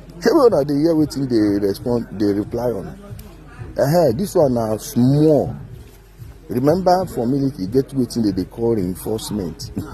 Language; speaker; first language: Nigerian Pidgin; non-native, local second language; Igbo